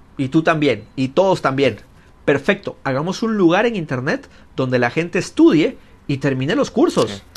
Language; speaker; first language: Spanish; native; Spanish